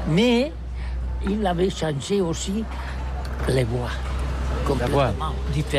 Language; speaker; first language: French; non-native, learner; Catalan